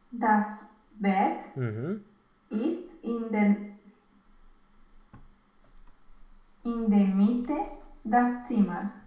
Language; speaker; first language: German; non-native, learner; Romanian